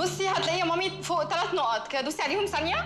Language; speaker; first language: Arabic; native; Arabic